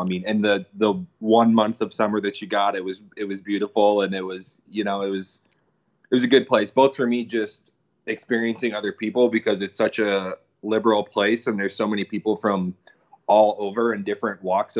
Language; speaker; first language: English; native; English